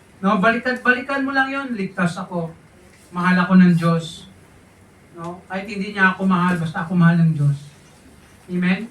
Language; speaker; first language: Filipino; non-native, local second language; Hiligaynon